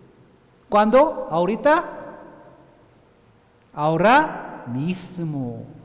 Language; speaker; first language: Spanish; non-native, fluent; Korean